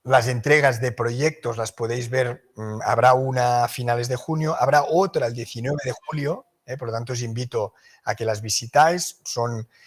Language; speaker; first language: Spanish; non-native, local second language; Catalan